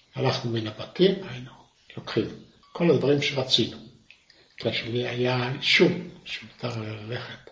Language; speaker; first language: Hebrew; non-native, fluent; Yiddish